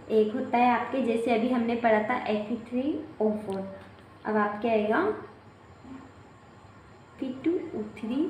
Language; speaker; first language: Hindi; native; Hindi